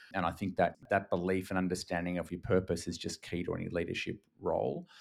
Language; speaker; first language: English; native; English